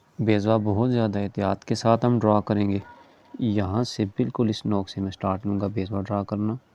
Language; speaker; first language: Urdu; non-native, local second language; Punjabi